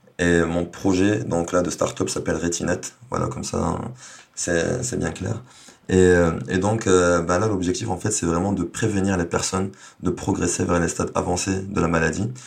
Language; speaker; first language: French; non-native, local second language; Arabic